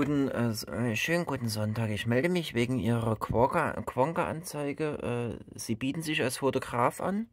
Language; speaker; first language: German; native; German